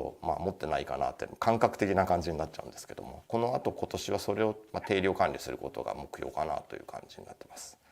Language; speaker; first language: Japanese; native; Japanese